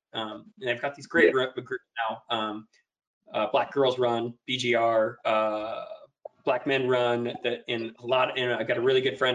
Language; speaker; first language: English; native; English